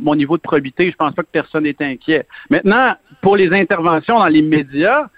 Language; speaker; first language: French; native; French